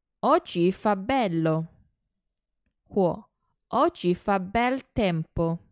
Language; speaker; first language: Italian; non-native, fluent; Chinese